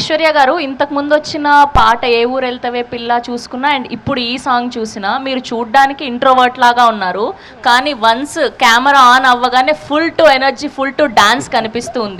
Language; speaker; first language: Telugu; native; Telugu